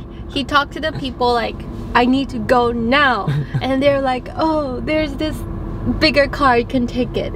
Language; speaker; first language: English; non-native, fluent; Chinese